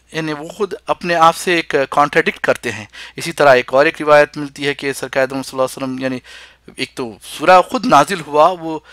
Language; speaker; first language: Urdu; native; Urdu